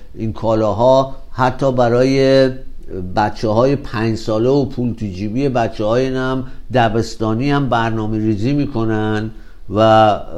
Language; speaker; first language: Persian; native; Persian